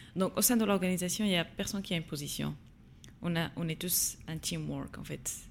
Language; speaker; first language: French; non-native, local second language; Tachelhit